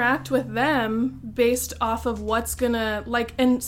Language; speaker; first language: English; native; English